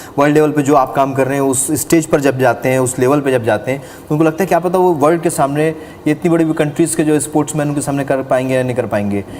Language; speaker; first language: Hindi; native; Hindi